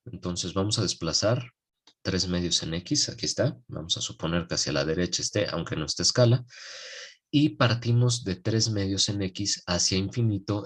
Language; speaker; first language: Spanish; native; Spanish